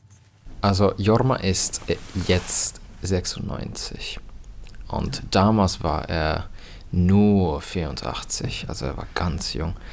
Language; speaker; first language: German; non-native, fluent; Finnish